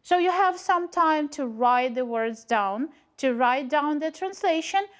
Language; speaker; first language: English; non-native, fluent; Ukrainian